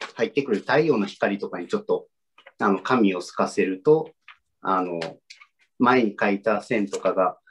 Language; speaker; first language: Japanese; native; Japanese